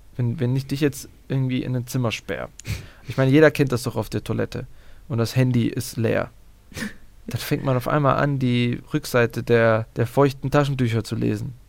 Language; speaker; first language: German; early bilingual, other home language; Bosnian